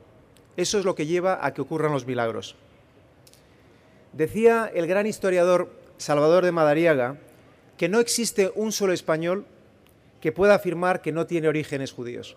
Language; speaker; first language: Spanish; native; Spanish